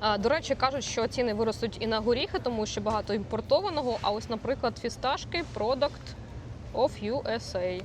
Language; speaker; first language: Ukrainian; native; Ukrainian